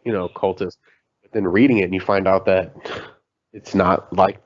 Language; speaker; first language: English; native; English